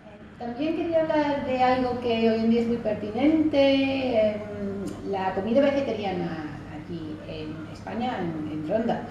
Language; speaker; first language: Spanish; non-native, fluent; English